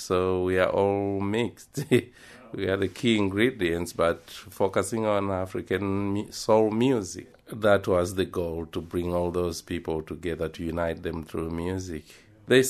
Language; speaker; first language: English; non-native, local second language; Shona